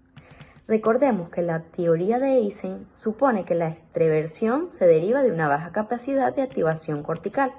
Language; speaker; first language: Spanish; native; Spanish